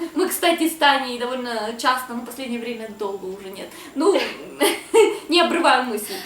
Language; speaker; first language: Russian; native; Russian